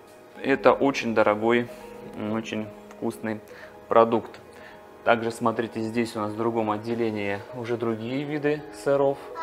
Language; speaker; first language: Russian; native; Russian